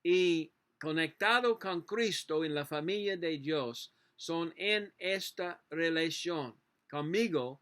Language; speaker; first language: Spanish; non-native, learner; English